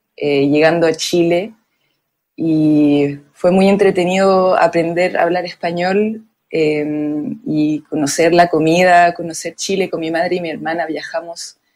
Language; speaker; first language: Spanish; early bilingual, other home language; French